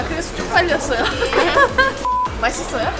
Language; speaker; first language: Korean; non-native, fluent; Turkish